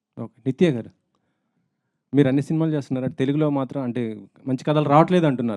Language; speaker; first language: Telugu; native; Telugu